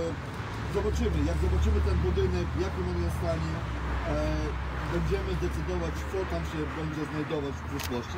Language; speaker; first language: Polish; non-native, fluent; Ukrainian